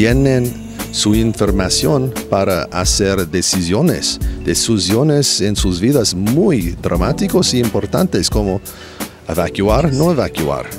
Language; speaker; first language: Spanish; non-native, learner; English